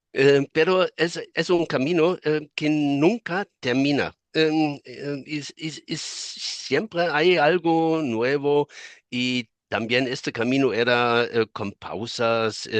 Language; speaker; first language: Spanish; non-native, fluent; German